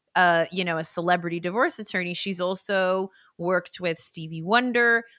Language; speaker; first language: English; native; English